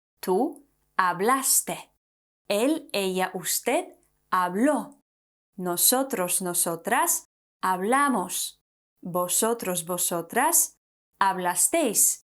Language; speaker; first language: Spanish; non-native, fluent; Polish